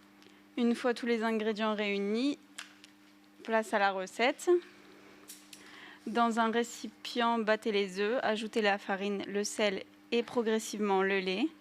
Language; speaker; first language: French; native; French